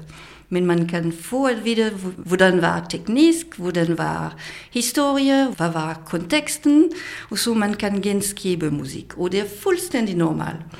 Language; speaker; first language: Danish; non-native, fluent; French